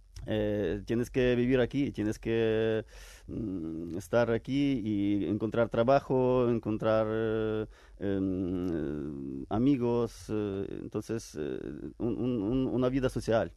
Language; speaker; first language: Spanish; non-native, fluent; Ukrainian